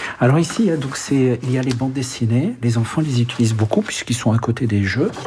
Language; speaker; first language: French; early bilingual, other home language; Arabic